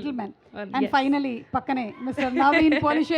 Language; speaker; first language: Telugu; native; Telugu